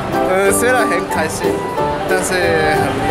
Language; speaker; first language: Chinese; non-native, fluent; Japanese